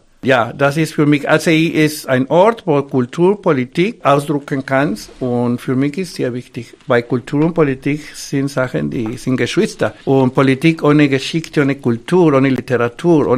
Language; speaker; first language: German; non-native, fluent; Spanish